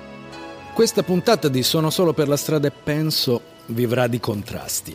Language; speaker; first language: Italian; native; Italian